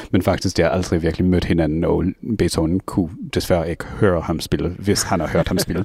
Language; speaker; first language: Danish; non-native, fluent; English